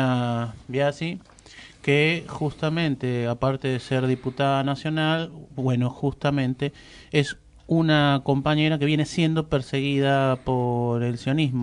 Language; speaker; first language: Spanish; native; Spanish